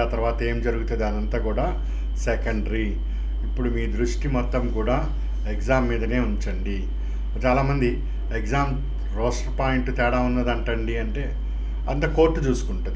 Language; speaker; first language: Telugu; native; Telugu